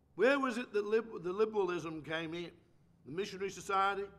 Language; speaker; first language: English; native; English